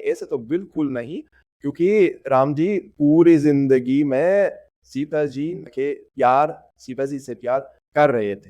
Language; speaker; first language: Hindi; non-native, fluent; Russian